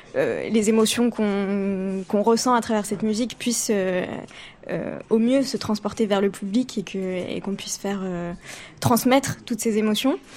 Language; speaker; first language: French; native; French